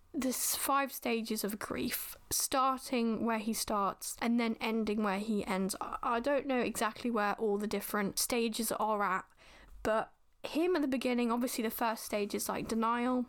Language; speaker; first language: English; native; English